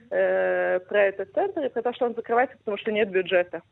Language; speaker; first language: Russian; non-native, fluent; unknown